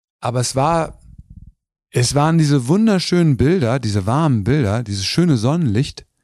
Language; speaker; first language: German; early bilingual, other home language; Turkish